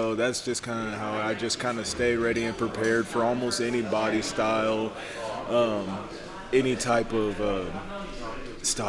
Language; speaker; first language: English; native; English